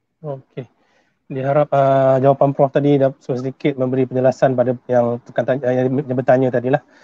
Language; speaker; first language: Malay; native; Malay